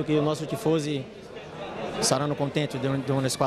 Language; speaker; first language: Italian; non-native, fluent; Portuguese